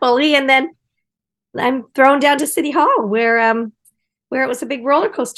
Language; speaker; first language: English; native; English